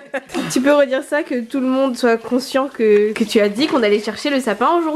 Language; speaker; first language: French; native; French